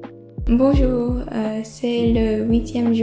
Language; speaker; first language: French; non-native, learner; English